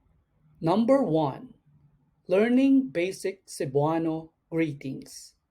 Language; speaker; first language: English; non-native, local second language; Cebuano